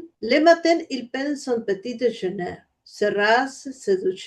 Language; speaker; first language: French; non-native, learner; Spanish